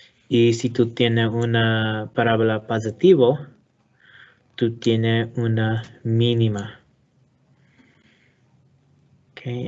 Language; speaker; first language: Spanish; non-native, learner; English